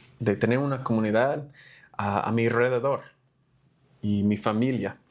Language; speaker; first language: Spanish; non-native, fluent; English